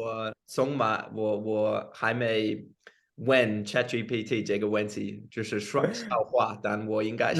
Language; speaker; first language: Chinese; non-native, fluent; English